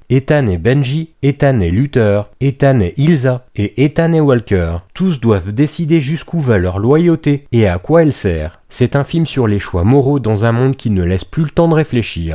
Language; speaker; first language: French; native; French